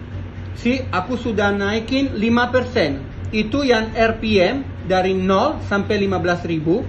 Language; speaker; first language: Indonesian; non-native, learner; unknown